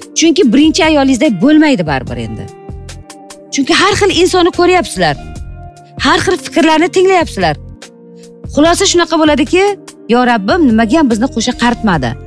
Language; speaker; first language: Uzbek; native; Uzbek